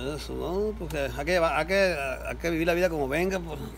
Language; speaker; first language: Spanish; native; Spanish